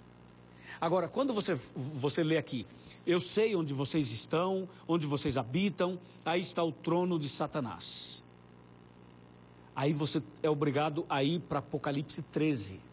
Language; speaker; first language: Portuguese; native; Portuguese